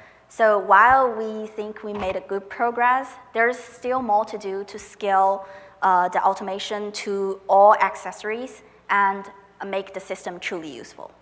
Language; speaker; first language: English; non-native, fluent; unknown